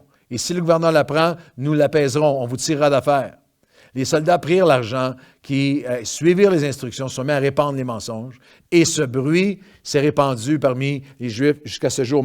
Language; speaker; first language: French; native; French